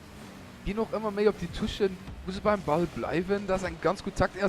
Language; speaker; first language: German; non-native, local second language; Luxembourgish